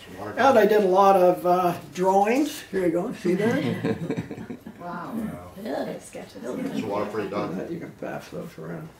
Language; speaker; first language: English; native; English